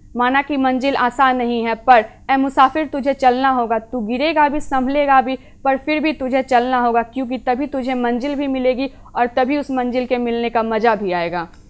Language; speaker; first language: Hindi; native; Hindi